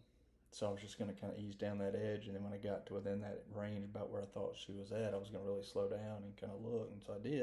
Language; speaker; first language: English; native; English